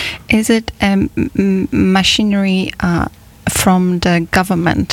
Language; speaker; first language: English; non-native, fluent; Polish